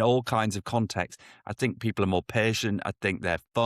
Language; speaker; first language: English; native; English